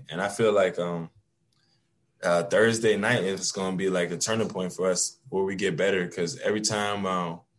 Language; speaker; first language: English; native; English